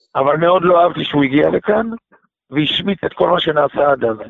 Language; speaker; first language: Hebrew; native; Hebrew